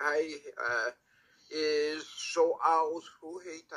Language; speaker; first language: Dutch; non-native, learner; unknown